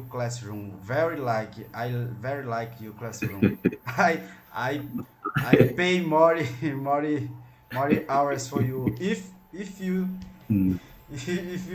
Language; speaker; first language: English; non-native, learner; Portuguese